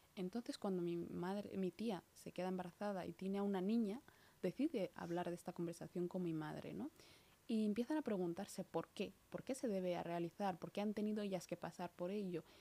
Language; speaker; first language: Spanish; early bilingual, other home language; Somali